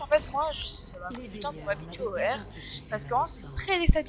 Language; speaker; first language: French; native; French